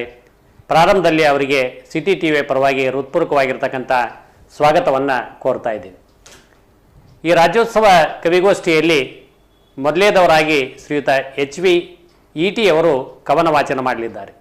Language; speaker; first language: Kannada; native; Kannada